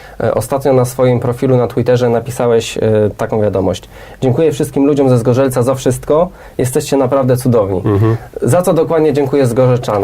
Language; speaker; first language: Polish; native; Polish